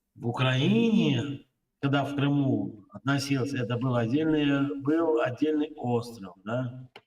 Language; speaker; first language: Russian; native; Russian